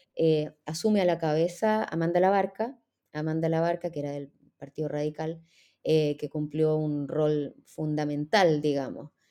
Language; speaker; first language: Spanish; native; Spanish